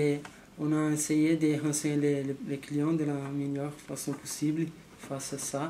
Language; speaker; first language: French; non-native, learner; Portuguese